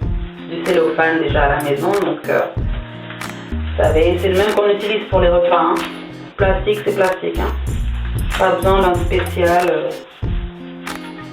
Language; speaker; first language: French; native; French